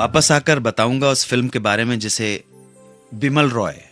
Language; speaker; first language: Hindi; native; Hindi